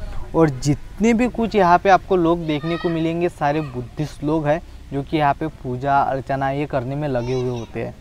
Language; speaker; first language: Hindi; non-native, local second language; Marathi